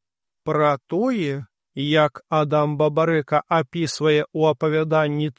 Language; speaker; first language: Belarusian; native; Belarusian